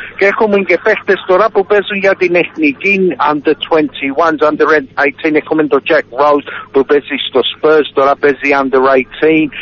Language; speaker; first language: Greek; early bilingual, heritage; Greek